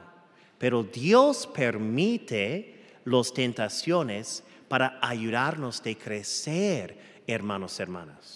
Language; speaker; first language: Spanish; non-native, fluent; English